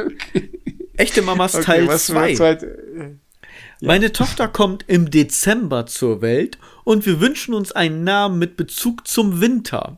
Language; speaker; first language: German; native; German